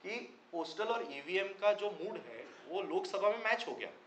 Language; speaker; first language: Hindi; non-native, local second language; Marathi